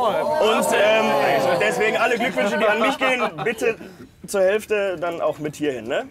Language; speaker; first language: German; native; German